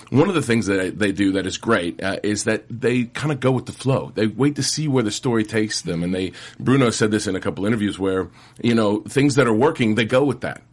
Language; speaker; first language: English; native; English